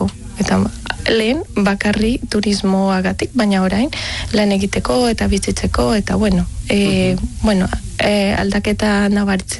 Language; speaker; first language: Basque; non-native, learner; Spanish